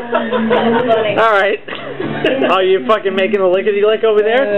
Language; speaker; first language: English; native; English